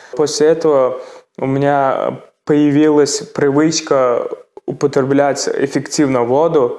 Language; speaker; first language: Russian; non-native, local second language; Turkmen